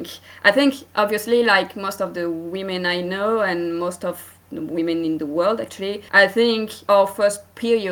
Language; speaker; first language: English; non-native, fluent; French